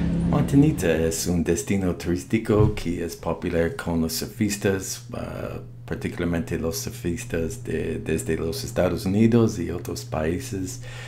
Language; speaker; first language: Spanish; non-native, learner; English